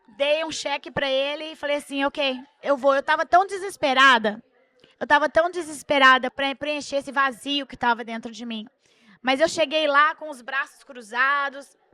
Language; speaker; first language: Portuguese; early bilingual, heritage; Portuguese